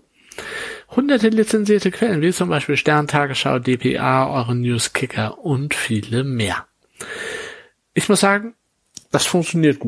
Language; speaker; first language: German; native; German